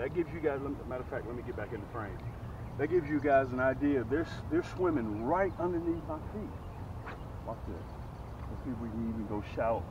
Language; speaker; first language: English; native; English